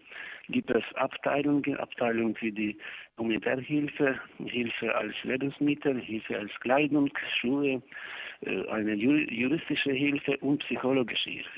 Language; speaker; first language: German; non-native, learner; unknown